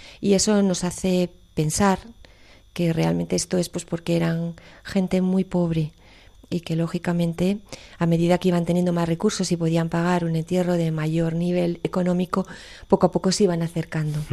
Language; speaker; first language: Spanish; native; Spanish